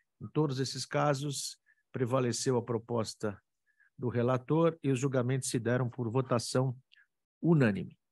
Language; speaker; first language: Portuguese; native; Portuguese